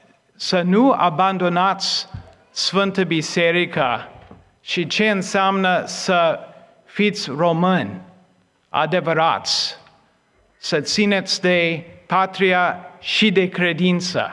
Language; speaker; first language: Romanian; non-native, fluent; English